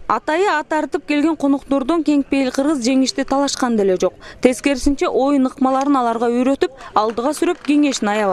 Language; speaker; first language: Kyrgyz; native; Kyrgyz